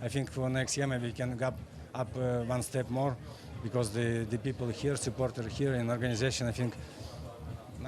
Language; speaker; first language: English; non-native, fluent; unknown